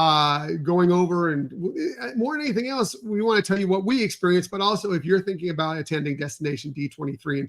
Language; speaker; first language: English; native; English